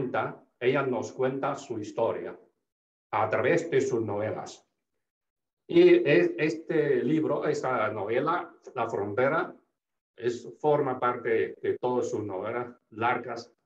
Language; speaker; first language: Spanish; non-native, fluent; Chinese